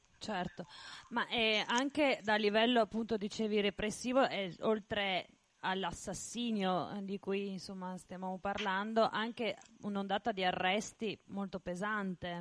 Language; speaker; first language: Italian; native; Italian